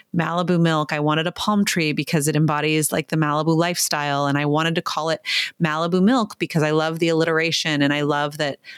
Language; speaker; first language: English; native; English